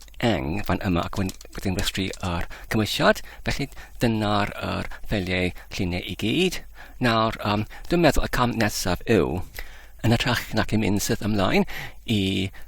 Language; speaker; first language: Welsh; non-native, fluent; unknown